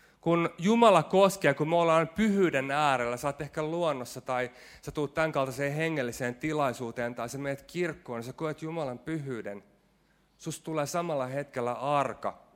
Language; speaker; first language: Finnish; native; Finnish